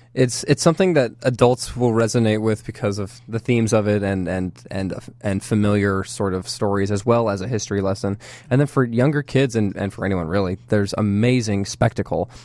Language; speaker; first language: English; native; English